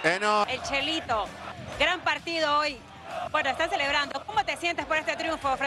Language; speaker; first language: Spanish; native; Spanish